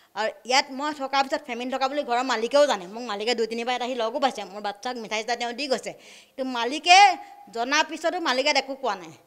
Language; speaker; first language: Assamese; native; Assamese